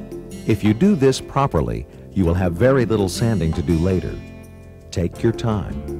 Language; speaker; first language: English; native; English